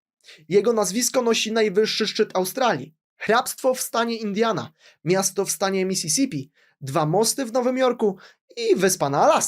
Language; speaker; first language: Polish; native; Polish